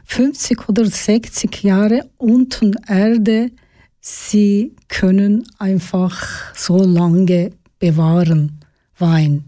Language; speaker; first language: German; non-native, learner; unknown